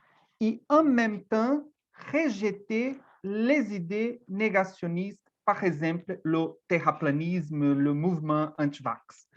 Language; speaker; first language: French; non-native, fluent; Portuguese